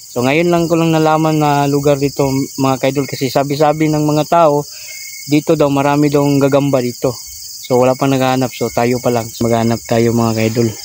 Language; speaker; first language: Filipino; non-native, local second language; Cebuano